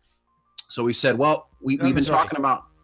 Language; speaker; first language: English; native; English